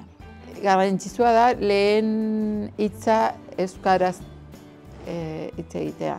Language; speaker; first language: Basque; non-native, learner; Spanish